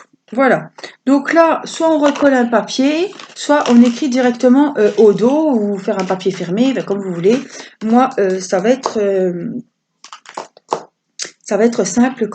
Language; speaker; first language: French; native; French